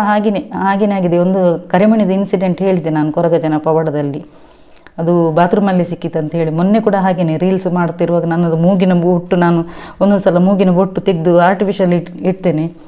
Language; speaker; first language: Kannada; non-native, local second language; Tulu